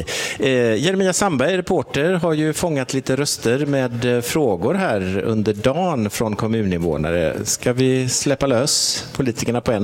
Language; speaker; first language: Swedish; native; Swedish